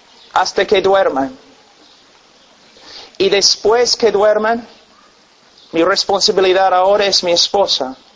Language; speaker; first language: Spanish; non-native, fluent; English